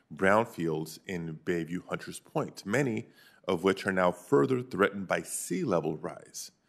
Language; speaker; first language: English; native; English